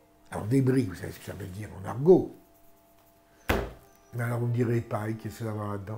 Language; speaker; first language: French; native; French